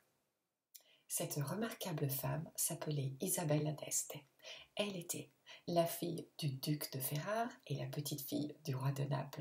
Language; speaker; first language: French; non-native, fluent; Italian